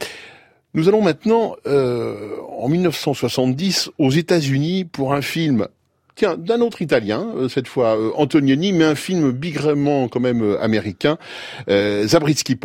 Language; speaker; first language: French; native; French